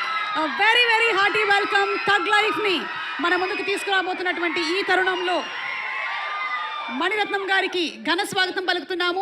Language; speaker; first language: Telugu; native; Telugu